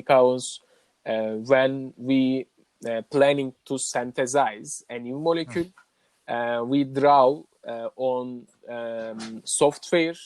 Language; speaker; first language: English; non-native, learner; Turkish